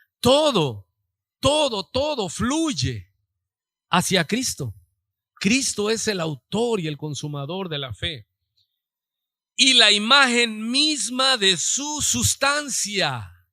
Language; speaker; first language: Spanish; native; Spanish